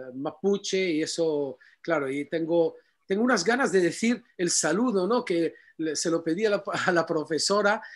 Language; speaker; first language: Spanish; non-native, fluent; Arabic